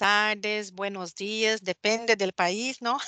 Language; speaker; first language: Spanish; non-native, fluent; Portuguese